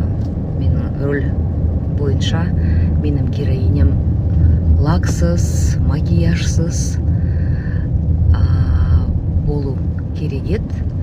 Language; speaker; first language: Kazakh; non-native, local second language; Russian